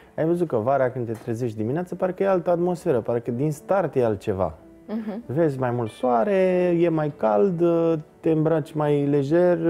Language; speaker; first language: Romanian; native; Romanian